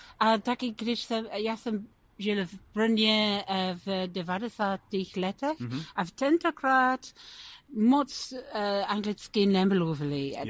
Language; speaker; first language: Czech; non-native, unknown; English